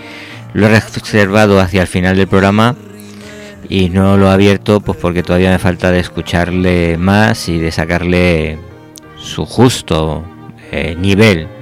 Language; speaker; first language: Spanish; native; Spanish